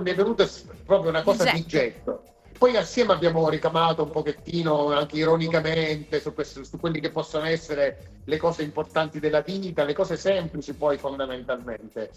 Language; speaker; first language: Italian; native; Italian